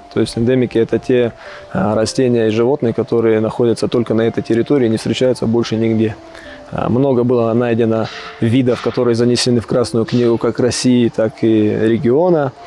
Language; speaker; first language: Russian; native; Russian